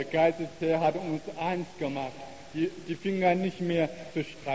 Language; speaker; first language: German; non-native, learner; Chinese